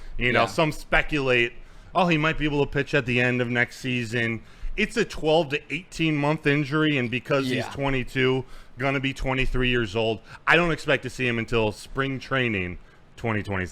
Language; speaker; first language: English; native; English